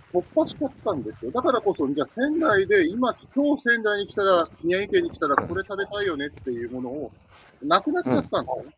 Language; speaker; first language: Japanese; native; Japanese